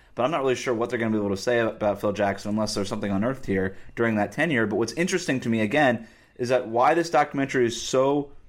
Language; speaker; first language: English; native; English